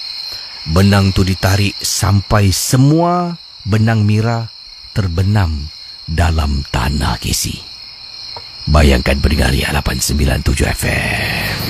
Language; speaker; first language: Malay; native; Malay